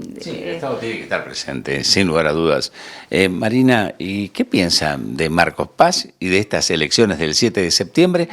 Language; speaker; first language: Spanish; native; Spanish